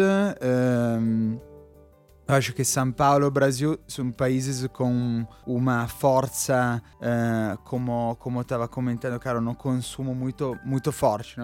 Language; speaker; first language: Portuguese; non-native, fluent; Italian